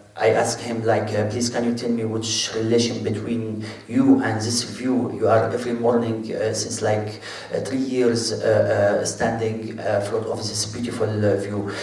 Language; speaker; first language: English; non-native, fluent; Arabic